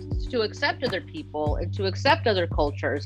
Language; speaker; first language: English; early bilingual, other home language; Spanish